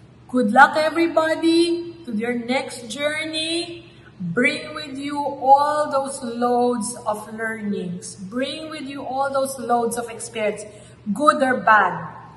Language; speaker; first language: English; non-native, local second language; Filipino